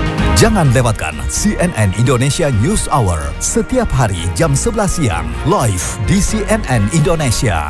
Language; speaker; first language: Indonesian; native; Indonesian